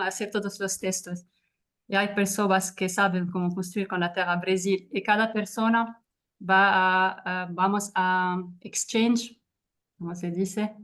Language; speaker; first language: Spanish; non-native, fluent; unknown